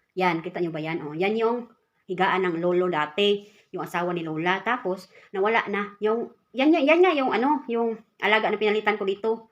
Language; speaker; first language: Filipino; non-native, local second language; Cebuano